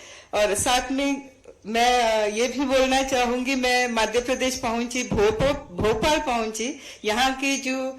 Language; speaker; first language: Hindi; non-native, fluent; Sinhala